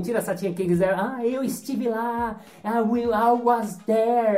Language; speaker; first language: English; non-native, learner; Portuguese